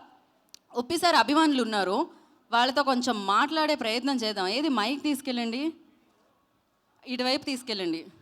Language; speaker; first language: Telugu; native; Telugu